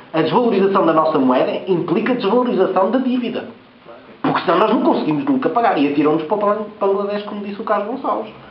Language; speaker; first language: Portuguese; early bilingual, heritage; Portuguese